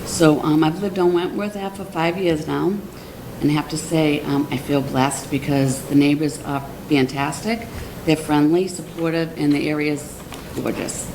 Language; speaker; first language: English; native; English